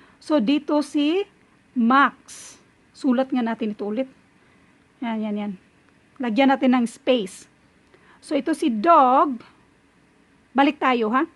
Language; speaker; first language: Filipino; non-native, local second language; Cebuano